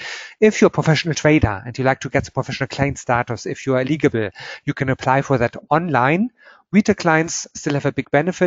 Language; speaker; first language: English; non-native, fluent; German